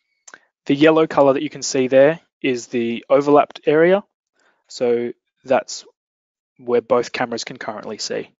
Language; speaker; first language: English; native; English